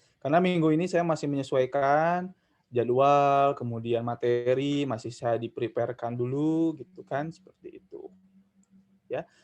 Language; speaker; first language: Indonesian; non-native, local second language; Sundanese